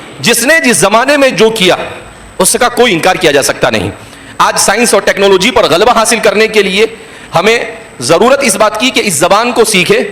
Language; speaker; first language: Urdu; non-native, local second language; Gujarati